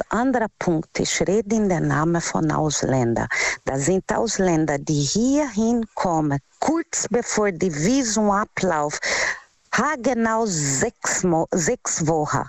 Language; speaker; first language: German; non-native, learner; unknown